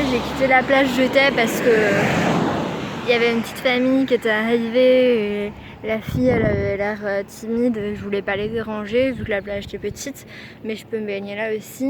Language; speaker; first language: French; native; French